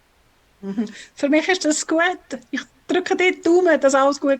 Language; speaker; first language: German; non-native, learner; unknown